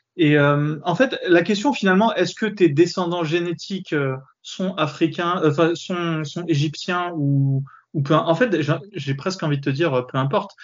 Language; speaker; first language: French; native; French